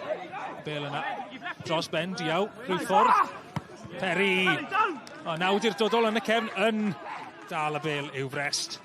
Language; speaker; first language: Welsh; native; Welsh